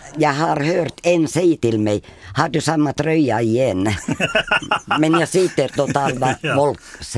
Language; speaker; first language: Swedish; non-native, fluent; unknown